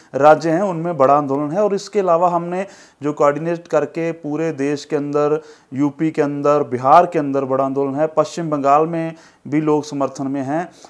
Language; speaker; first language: Hindi; non-native, local second language; Punjabi